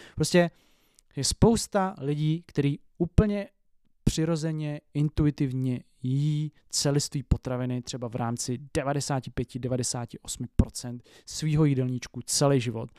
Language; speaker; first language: Czech; native; Czech